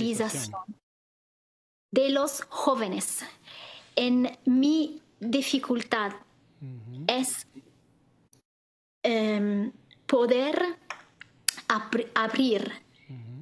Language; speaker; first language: Spanish; non-native, fluent; Italian